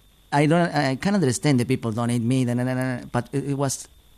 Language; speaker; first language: English; non-native, learner; Spanish